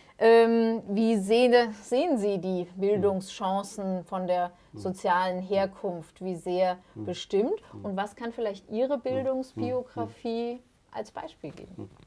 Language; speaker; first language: German; native; German